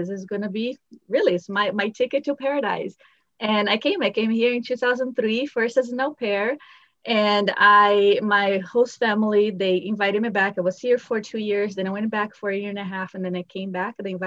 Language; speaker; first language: English; non-native, fluent; Portuguese